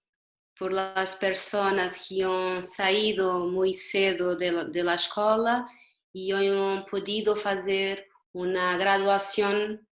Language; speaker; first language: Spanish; non-native, learner; Portuguese